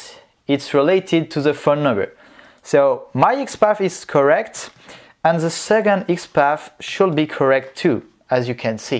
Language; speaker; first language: English; non-native, fluent; French